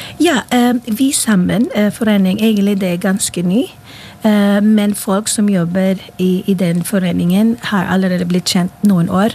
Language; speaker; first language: Norwegian; non-native, fluent; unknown